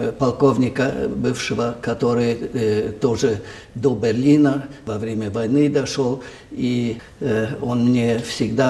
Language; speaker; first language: Russian; non-native, fluent; German